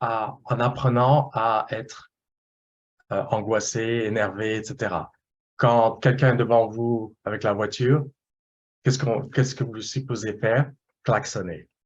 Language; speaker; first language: French; non-native, fluent; English